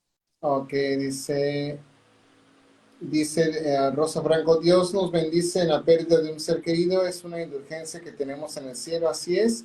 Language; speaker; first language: Spanish; native; Spanish